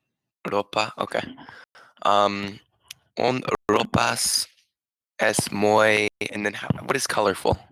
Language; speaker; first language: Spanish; non-native, learner; English